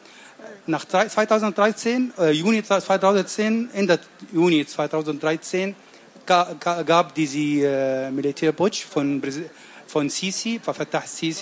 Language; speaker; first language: German; non-native, learner; Arabic